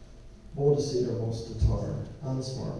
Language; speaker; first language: Swedish; non-native, learner; English